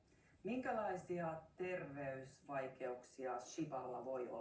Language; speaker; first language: Finnish; native; Finnish